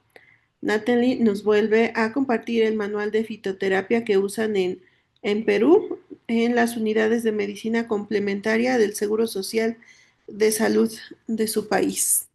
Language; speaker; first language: Spanish; native; Spanish